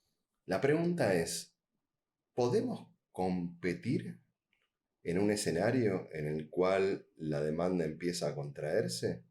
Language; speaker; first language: Spanish; native; Spanish